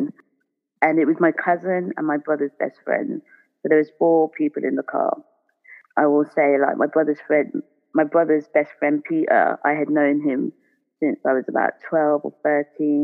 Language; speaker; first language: English; native; English